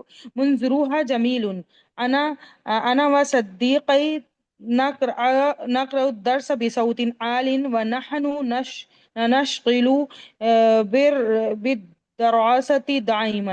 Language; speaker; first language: Arabic; non-native, learner; Urdu